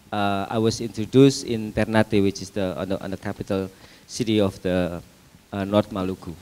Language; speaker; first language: English; non-native, fluent; Indonesian